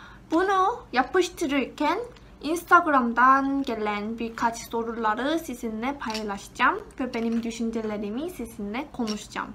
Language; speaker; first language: Turkish; non-native, fluent; Korean